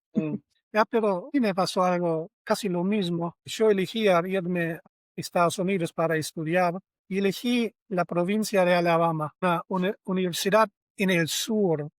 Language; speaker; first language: Spanish; non-native, fluent; German